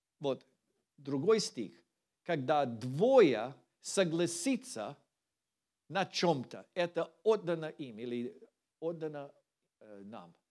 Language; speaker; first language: Russian; non-native, learner; English